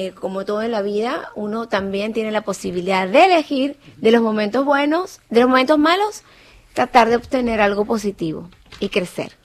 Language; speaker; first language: Spanish; native; Spanish